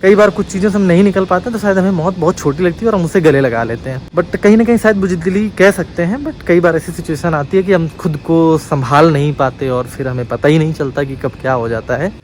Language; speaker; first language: Hindi; native; Hindi